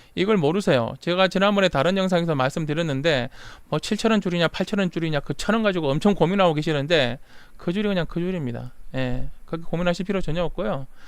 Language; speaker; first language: Korean; native; Korean